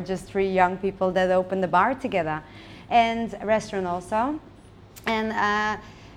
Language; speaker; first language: English; non-native, fluent; Dutch